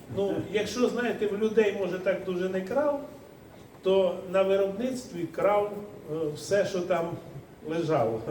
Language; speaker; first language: Ukrainian; native; Ukrainian